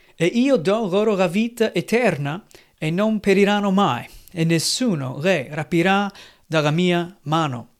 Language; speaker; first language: Italian; non-native, fluent; English